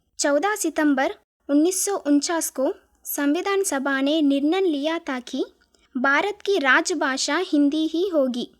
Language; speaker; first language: Hindi; non-native, local second language; Telugu